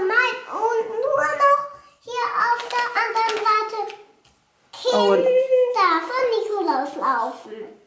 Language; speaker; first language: German; native; German